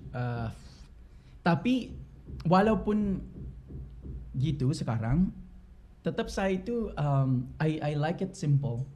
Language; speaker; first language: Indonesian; non-native, fluent; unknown